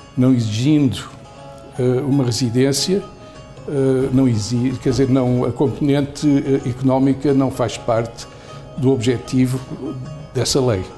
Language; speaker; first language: Portuguese; native; Portuguese